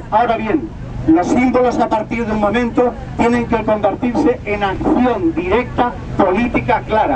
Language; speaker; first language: Spanish; native; Spanish